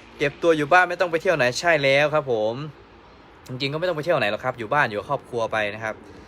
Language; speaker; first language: Thai; native; Thai